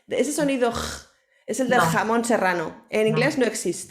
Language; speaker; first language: Spanish; native; Spanish